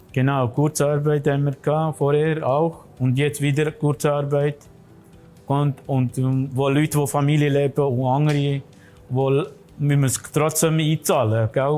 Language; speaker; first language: German; non-native, learner; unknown